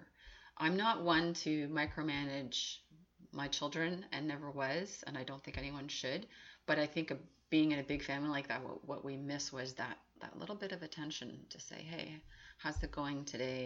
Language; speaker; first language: English; native; English